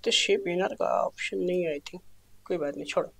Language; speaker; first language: Hindi; non-native, local second language; Marathi